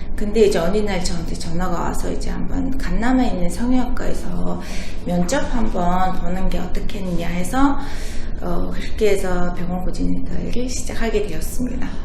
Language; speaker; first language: Korean; non-native, fluent; Mongolian